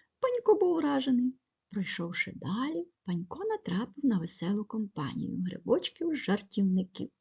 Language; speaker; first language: Ukrainian; native; Ukrainian